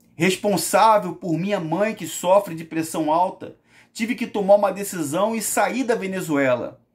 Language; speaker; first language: Portuguese; native; Portuguese